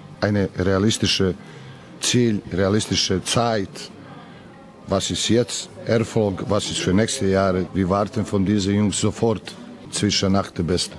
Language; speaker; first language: German; non-native, learner; Serbian